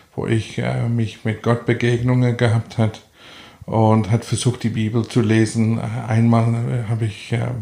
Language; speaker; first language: German; non-native, fluent; Afrikaans